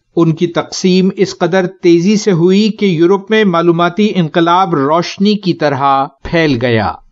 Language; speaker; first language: Urdu; native; Urdu